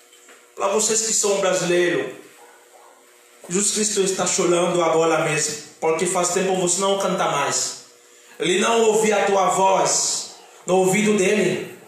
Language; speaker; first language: Portuguese; non-native, fluent; Haitian Creole